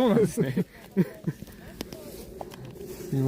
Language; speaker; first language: Japanese; non-native, fluent; English